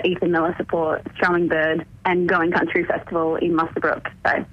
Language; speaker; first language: English; native; English